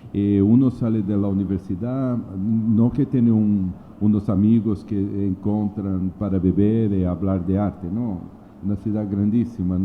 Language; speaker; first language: Spanish; non-native, learner; Portuguese